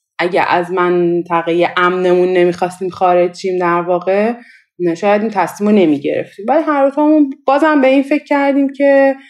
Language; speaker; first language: Persian; native; Persian